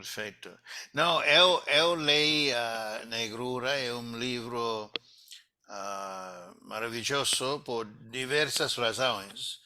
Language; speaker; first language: Portuguese; non-native, fluent; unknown